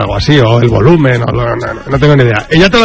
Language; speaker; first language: Spanish; native; Spanish